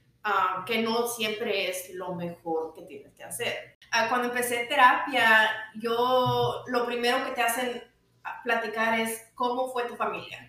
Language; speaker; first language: Spanish; early bilingual, other home language; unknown